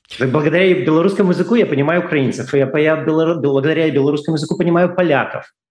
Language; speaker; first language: Russian; native; Russian